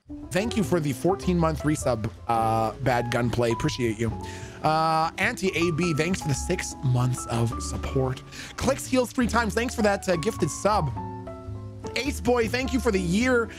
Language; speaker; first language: English; native; English